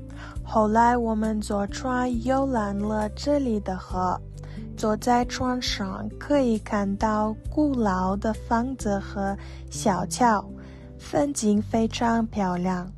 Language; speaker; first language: Chinese; non-native, learner; Russian